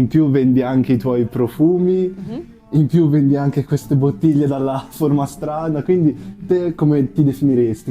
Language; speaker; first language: Italian; native; Italian